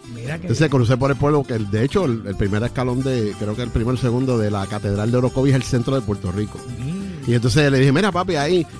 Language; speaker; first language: Spanish; native; Spanish